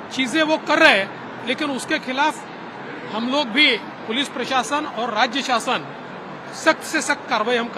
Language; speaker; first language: Hindi; non-native, local second language; Marathi